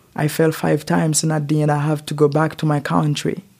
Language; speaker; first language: English; non-native, learner; Haitian Creole